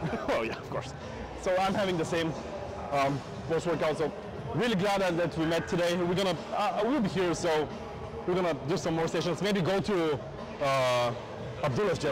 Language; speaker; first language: English; non-native, fluent; Bulgarian